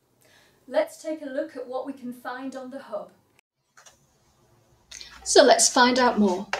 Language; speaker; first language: English; native; English